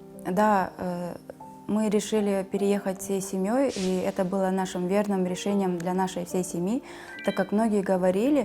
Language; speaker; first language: Russian; non-native, local second language; Kazakh